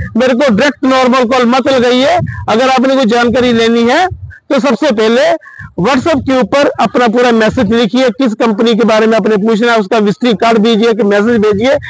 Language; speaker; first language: Hindi; non-native, local second language; Punjabi